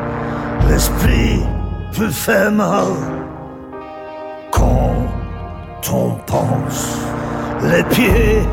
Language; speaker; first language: French; non-native, local second language; Dutch